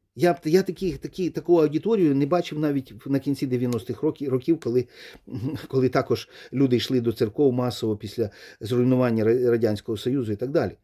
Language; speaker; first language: Ukrainian; non-native, local second language; Russian